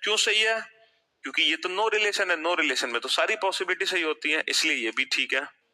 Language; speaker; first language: Hindi; native; Hindi